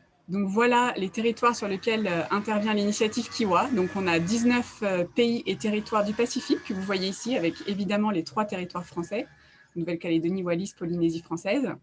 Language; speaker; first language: French; native; French